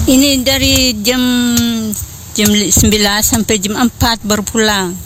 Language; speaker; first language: Indonesian; non-native, local second language; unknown